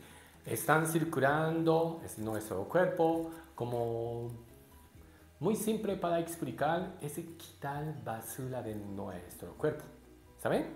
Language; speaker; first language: Spanish; non-native, learner; Japanese